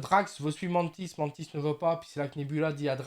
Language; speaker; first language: French; native; French